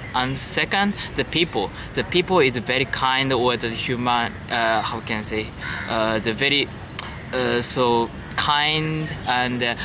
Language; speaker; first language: English; non-native, learner; Japanese